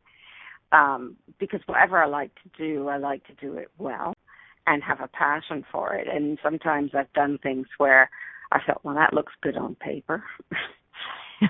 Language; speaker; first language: English; native; English